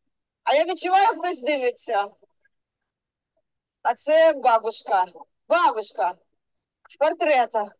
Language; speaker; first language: Ukrainian; non-native, local second language; Russian